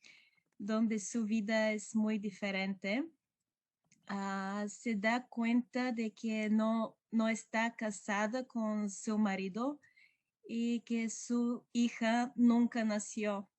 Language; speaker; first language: Spanish; non-native, learner; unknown